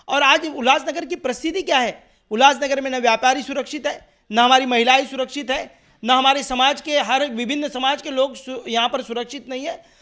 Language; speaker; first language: Hindi; non-native, local second language; Marathi